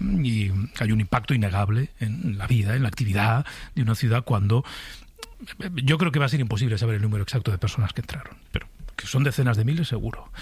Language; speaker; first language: Spanish; native; Spanish